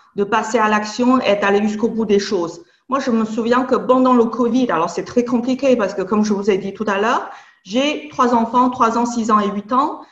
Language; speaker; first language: French; non-native, fluent; Chinese